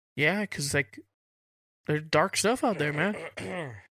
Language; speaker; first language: English; early bilingual, other home language; Spanish